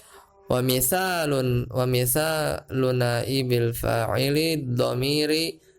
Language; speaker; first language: Arabic; non-native, fluent; Indonesian